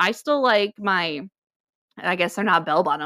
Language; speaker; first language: English; native; English